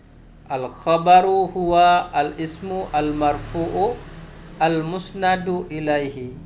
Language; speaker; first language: Arabic; non-native, fluent; Indonesian